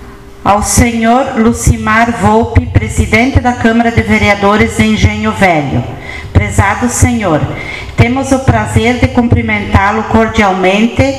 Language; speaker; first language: Portuguese; native; Portuguese